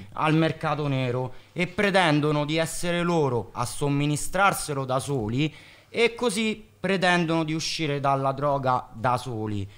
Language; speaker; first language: Italian; native; Italian